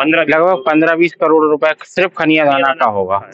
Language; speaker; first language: Hindi; native; Hindi